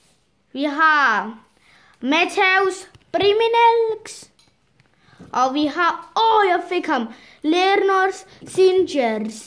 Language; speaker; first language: Danish; early bilingual, other home language; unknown